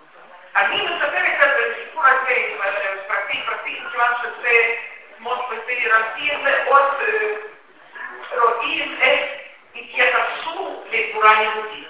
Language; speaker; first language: Hebrew; non-native, fluent; Russian